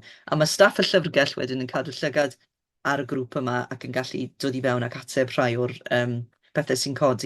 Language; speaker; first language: Welsh; native; Welsh